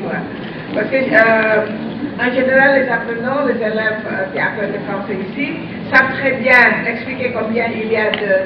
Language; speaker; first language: French; non-native, fluent; Indonesian